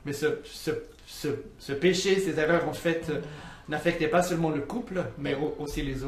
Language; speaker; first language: French; native; French